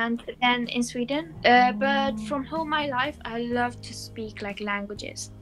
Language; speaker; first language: English; non-native, learner; Polish